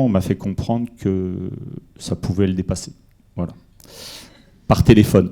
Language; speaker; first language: French; native; French